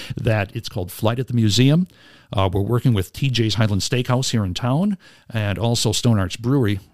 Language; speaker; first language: English; native; English